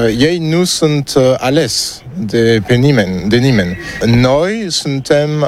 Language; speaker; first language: Romanian; non-native, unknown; French